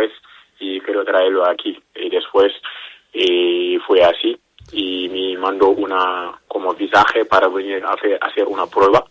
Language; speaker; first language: Spanish; non-native, learner; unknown